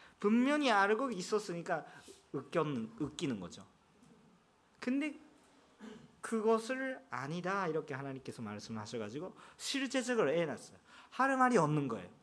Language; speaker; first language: Korean; non-native, fluent; Japanese